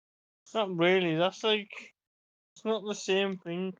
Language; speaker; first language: English; native; English